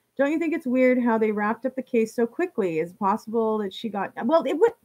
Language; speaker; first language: English; native; English